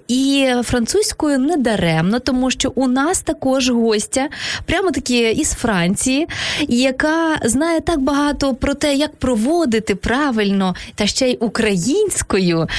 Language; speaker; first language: Ukrainian; native; Ukrainian